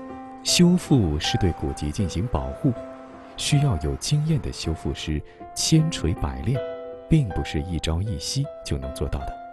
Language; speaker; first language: Chinese; native; Chinese